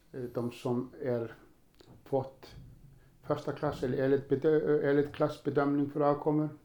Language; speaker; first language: Swedish; non-native, fluent; Icelandic